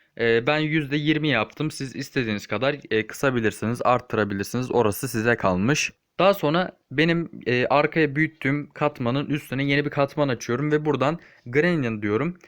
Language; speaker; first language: Turkish; native; Turkish